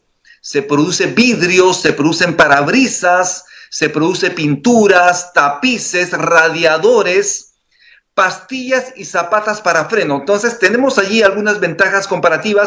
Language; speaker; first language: Spanish; native; Spanish